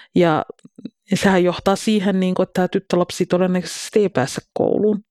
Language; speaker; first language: Finnish; early bilingual, other home language; Somali